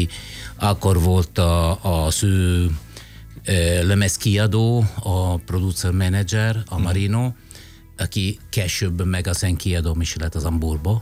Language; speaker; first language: Hungarian; non-native, fluent; Italian